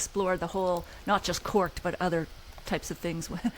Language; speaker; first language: English; native; English